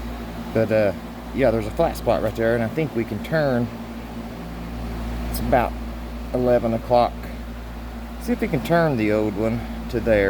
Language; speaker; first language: English; native; English